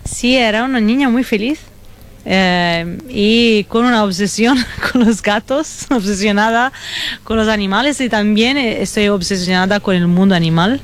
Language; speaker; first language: Spanish; non-native, fluent; Italian